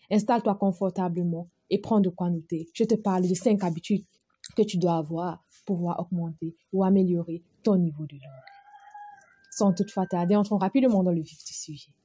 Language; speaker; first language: French; non-native, local second language; Fula